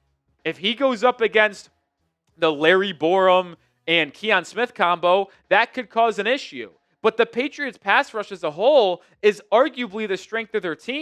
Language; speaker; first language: English; native; English